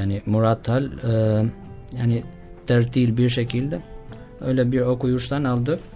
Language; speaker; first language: Turkish; non-native, learner; Albanian